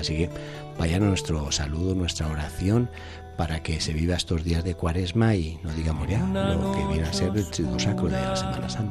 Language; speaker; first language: Spanish; native; Spanish